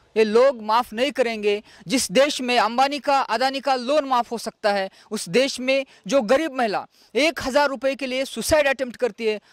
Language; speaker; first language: Hindi; non-native, local second language; Marathi